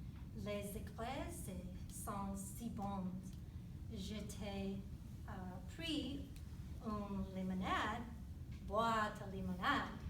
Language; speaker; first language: French; non-native, learner; English